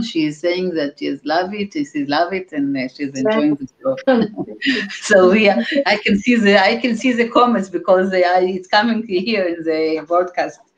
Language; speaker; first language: English; non-native, fluent; Hebrew